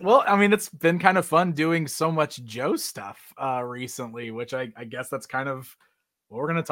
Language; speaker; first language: English; native; English